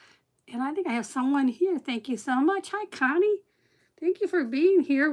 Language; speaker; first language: English; native; English